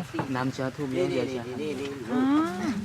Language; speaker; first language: Korean; non-native, learner; Khmer